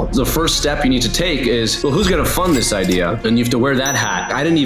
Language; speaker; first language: English; native; English